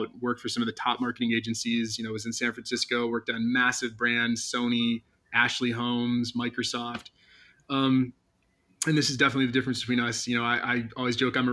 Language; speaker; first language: English; native; English